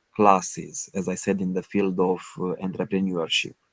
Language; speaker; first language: English; non-native, fluent; Romanian